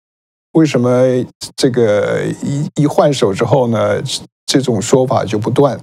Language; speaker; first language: Chinese; native; Chinese